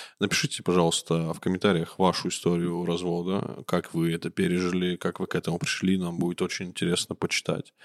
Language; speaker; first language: Russian; native; Russian